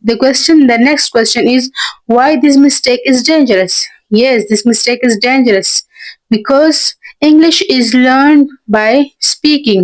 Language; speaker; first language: English; non-native, learner; Hindi